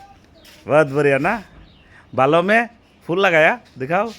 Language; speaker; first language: Hindi; non-native, local second language; Bangla